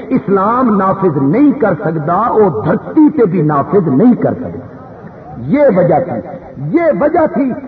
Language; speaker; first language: Urdu; non-native, local second language; Punjabi